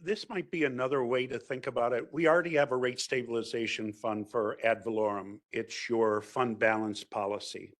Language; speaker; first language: English; native; English